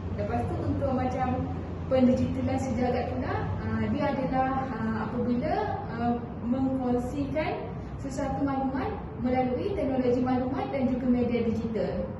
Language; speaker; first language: Malay; native; Malay